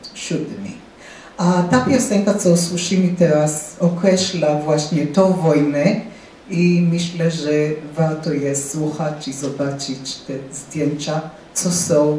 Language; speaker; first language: Polish; non-native, fluent; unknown